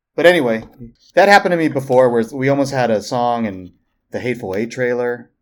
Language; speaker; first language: English; early bilingual, other home language; Filipino